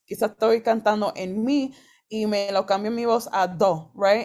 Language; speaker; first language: Spanish; early bilingual, heritage; Spanish